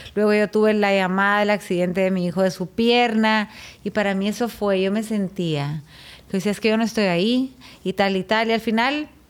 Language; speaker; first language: Spanish; native; Spanish